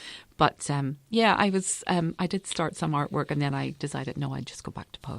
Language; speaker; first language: English; native; English